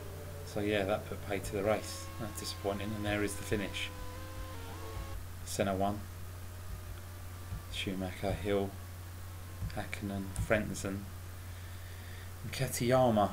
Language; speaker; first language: English; native; English